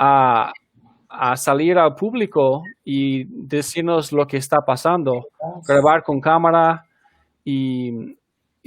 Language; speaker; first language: Spanish; non-native, fluent; English